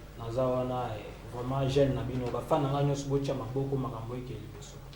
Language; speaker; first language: Lingala; native; Lingala